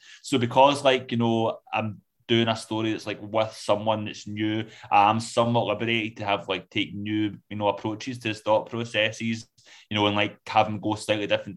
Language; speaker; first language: English; native; English